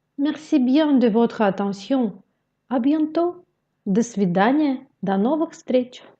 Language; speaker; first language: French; non-native, fluent; Russian